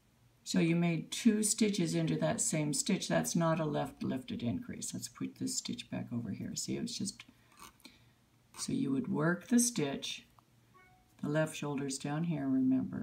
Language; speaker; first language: English; native; English